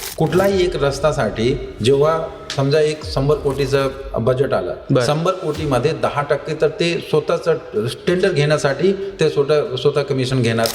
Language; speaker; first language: Marathi; non-native, fluent; Hindi